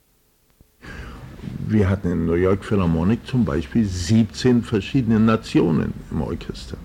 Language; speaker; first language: German; native; German